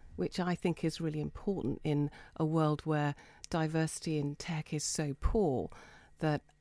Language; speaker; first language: English; native; English